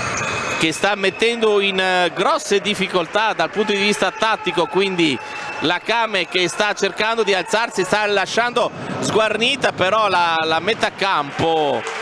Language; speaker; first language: Italian; native; Italian